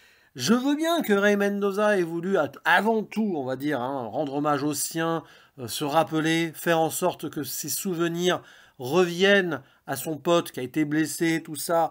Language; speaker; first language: French; native; French